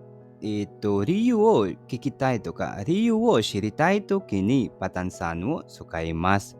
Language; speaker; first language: Japanese; non-native, fluent; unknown